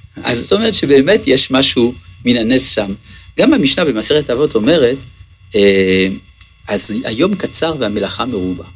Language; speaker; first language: Hebrew; early bilingual, other home language; French